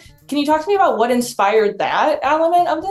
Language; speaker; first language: English; native; English